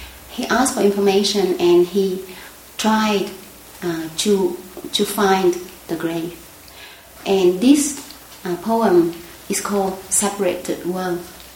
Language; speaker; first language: English; non-native, fluent; Vietnamese